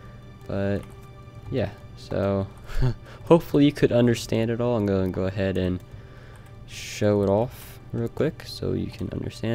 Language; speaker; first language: English; native; English